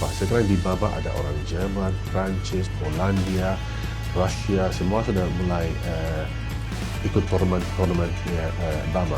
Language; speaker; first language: Indonesian; non-native, fluent; English